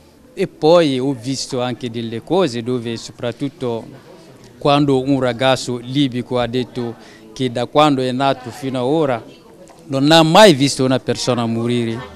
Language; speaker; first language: Italian; non-native, learner; French